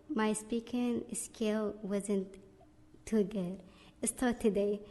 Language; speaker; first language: English; non-native, learner; Arabic